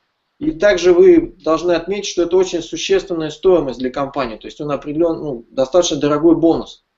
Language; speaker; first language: Russian; native; Russian